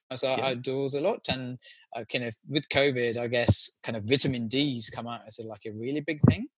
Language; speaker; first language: English; non-native, local second language; Sinhala